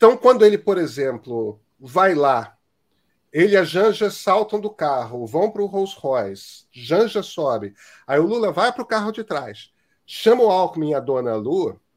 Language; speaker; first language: Portuguese; native; Portuguese